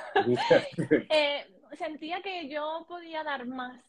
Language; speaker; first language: Spanish; native; Spanish